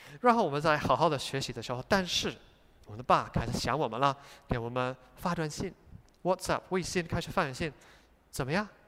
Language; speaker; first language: Chinese; non-native, fluent; English